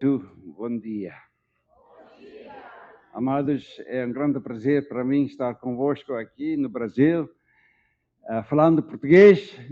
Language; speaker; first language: Portuguese; non-native, fluent; Dutch